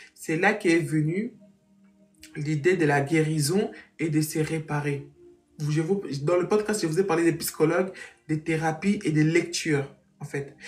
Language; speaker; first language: French; non-native, fluent; Portuguese